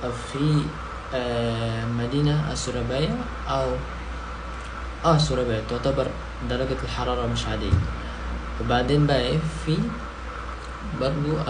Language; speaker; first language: Arabic; non-native, fluent; Indonesian